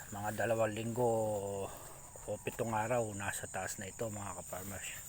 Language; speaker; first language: Filipino; non-native, local second language; Pampanga